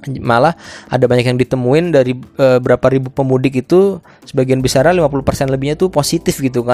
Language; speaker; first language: Indonesian; native; Indonesian